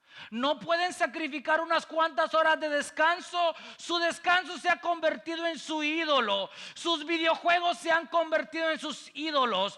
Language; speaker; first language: Spanish; native; Spanish